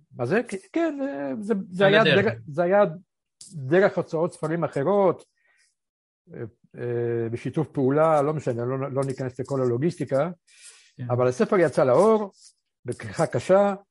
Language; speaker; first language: Hebrew; early bilingual, other home language; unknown